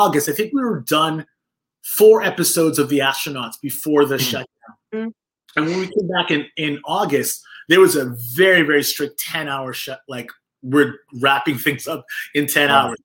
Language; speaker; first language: English; native; English